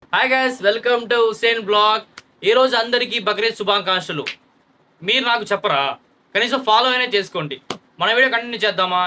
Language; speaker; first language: Telugu; non-native, local second language; Urdu